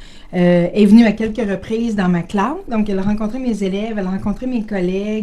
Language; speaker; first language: French; native; French